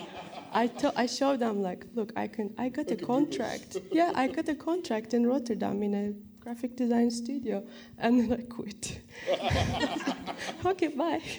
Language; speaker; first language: English; non-native, fluent; Turkish